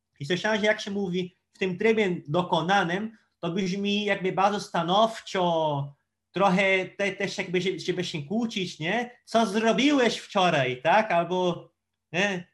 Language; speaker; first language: Polish; non-native, fluent; Portuguese